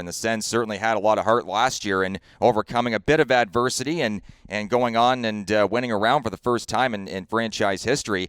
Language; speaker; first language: English; native; English